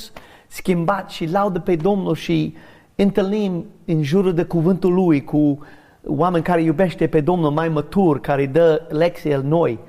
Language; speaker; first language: Romanian; non-native, learner; English